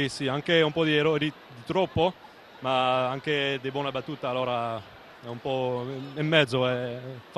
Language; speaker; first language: Italian; non-native, fluent; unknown